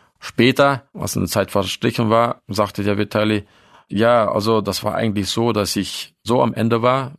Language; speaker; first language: German; early bilingual, other home language; Russian